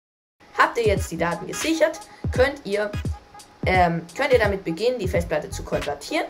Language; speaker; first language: German; native; German